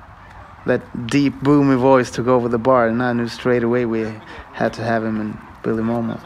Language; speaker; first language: English; non-native, fluent; Swedish